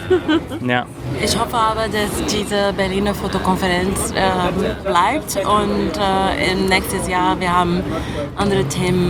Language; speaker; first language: German; non-native, fluent; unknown